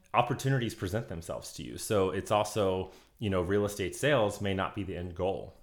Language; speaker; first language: English; native; English